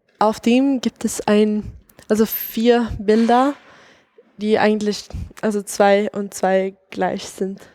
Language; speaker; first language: German; non-native, fluent; Swedish